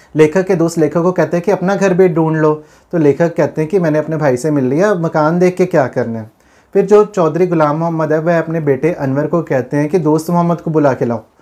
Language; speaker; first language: Hindi; non-native, local second language; Punjabi